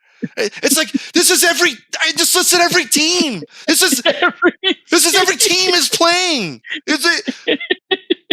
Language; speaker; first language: English; native; English